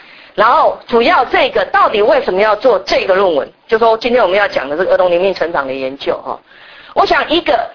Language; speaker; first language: Chinese; native; Chinese